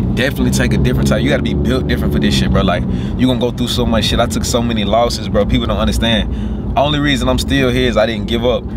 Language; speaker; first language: English; native; English